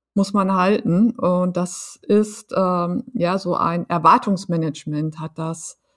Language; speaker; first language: German; native; German